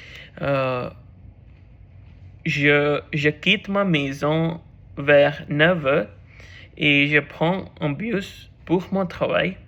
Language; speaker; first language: French; non-native, learner; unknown